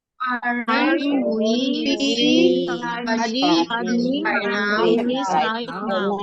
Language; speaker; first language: English; non-native, learner; Indonesian